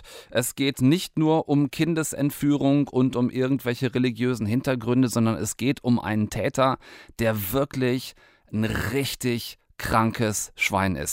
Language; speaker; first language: German; native; German